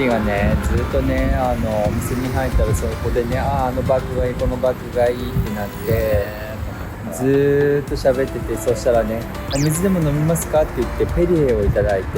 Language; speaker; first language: Japanese; native; Japanese